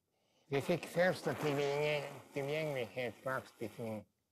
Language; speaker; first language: Swedish; non-native, local second language; Finnish